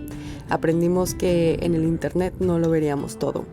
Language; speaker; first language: Spanish; native; Spanish